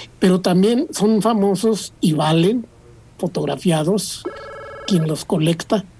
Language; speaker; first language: Spanish; native; Spanish